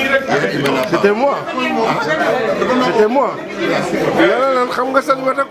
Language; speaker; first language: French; non-native, local second language; Wolof